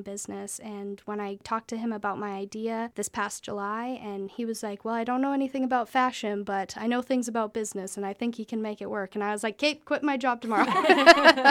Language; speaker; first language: English; native; English